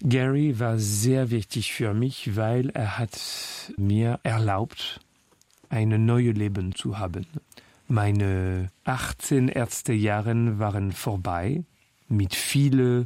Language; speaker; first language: German; non-native, fluent; French